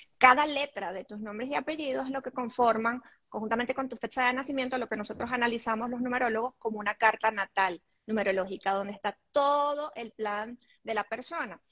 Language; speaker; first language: Spanish; native; Spanish